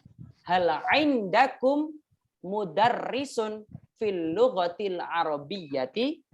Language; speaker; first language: Arabic; non-native, fluent; Indonesian